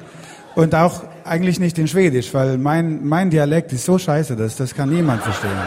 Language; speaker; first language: German; non-native, learner; Swedish